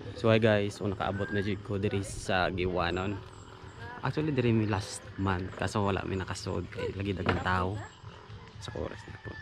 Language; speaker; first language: Cebuano; native; Cebuano